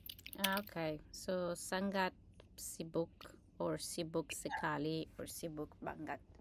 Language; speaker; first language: Indonesian; non-native, learner; English